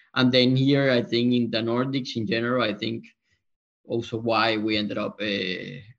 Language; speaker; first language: English; non-native, fluent; Spanish